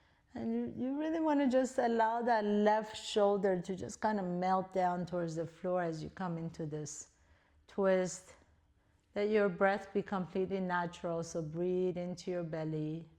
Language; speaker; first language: English; native; English